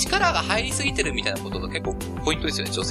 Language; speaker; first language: Japanese; native; Japanese